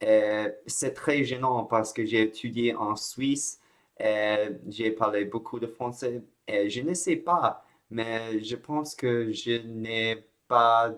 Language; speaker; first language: French; non-native, learner; English